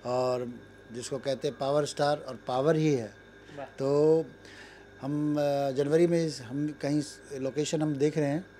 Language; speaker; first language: Hindi; native; Hindi